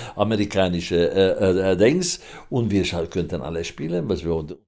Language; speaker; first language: German; non-native, fluent; Hungarian